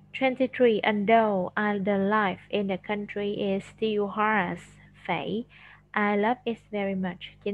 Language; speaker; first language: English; non-native, fluent; Vietnamese